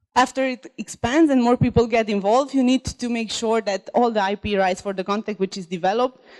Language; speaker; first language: English; non-native, fluent; Romanian